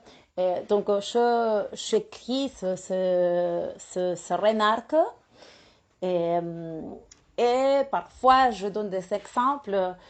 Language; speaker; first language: French; non-native, fluent; Spanish